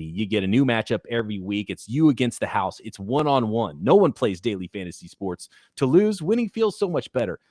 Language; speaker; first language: English; native; English